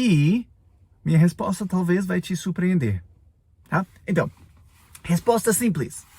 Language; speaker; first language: Portuguese; non-native, fluent; English